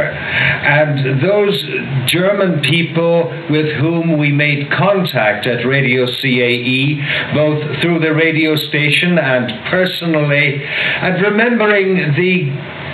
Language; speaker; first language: English; native; English